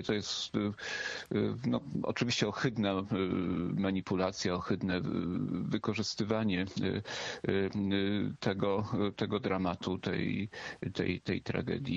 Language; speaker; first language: Polish; native; Polish